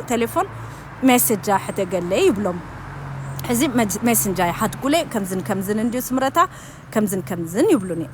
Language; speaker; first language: Tigrinya; early bilingual, heritage; German